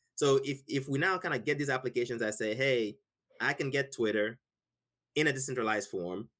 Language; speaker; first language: English; non-native, local second language; Igbo